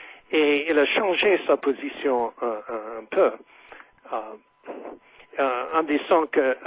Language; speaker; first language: French; non-native, fluent; English